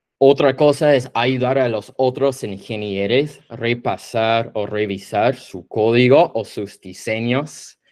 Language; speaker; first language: Spanish; non-native, fluent; English